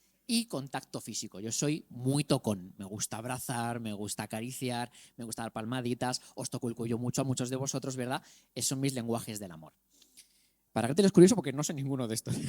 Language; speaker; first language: Spanish; native; Spanish